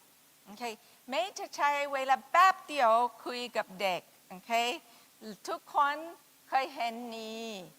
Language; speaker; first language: Thai; non-native, fluent; English